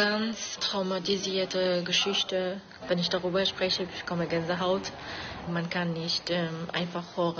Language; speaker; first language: German; non-native, fluent; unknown